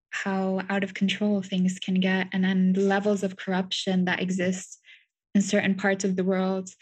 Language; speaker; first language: English; native; English